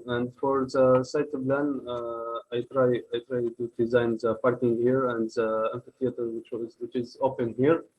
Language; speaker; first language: English; non-native, learner; Turkish